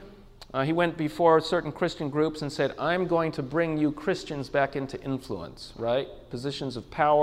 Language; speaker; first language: English; native; English